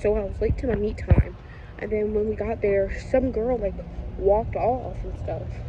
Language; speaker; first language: English; native; English